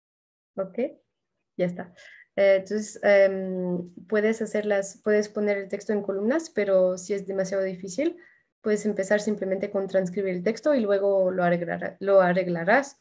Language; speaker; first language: Spanish; non-native, fluent; French